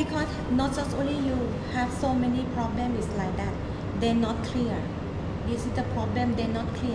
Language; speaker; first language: English; non-native, learner; Thai